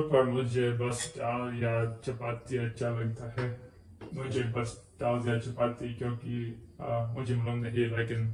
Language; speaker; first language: Hindi; non-native, learner; English